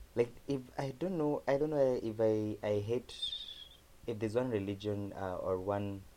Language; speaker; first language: English; non-native, local second language; Kamba